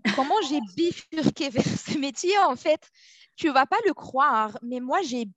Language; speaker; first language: French; non-native, local second language; Arabic